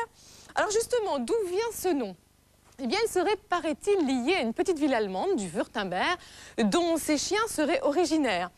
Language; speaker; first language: French; native; French